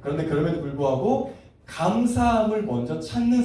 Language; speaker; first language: Korean; native; Korean